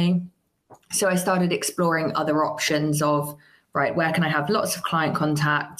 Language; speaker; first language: English; native; English